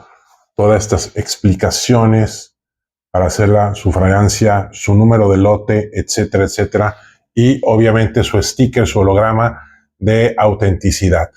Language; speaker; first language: Spanish; native; Spanish